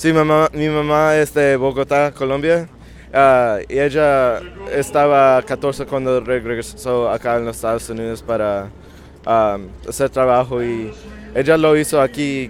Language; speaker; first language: Spanish; early bilingual, heritage; English